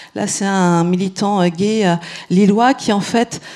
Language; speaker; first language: French; native; French